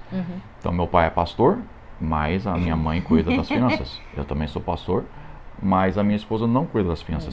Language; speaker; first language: Portuguese; non-native, fluent; English